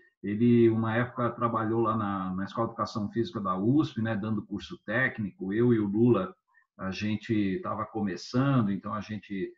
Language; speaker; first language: Portuguese; native; Portuguese